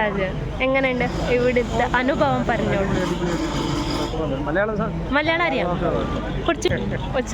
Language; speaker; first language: Malayalam; non-native, local second language; Kannada